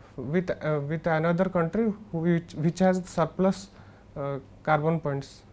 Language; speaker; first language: English; non-native, local second language; Odia